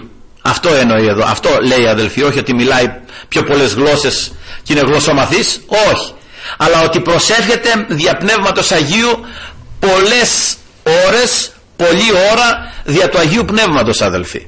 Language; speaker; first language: Greek; native; Greek